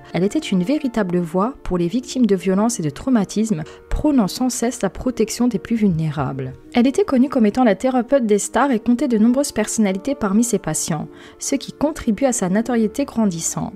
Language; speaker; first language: French; native; French